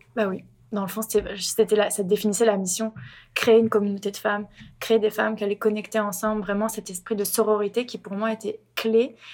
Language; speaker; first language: French; native; French